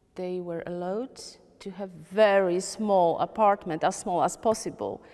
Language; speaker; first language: English; non-native, learner; Polish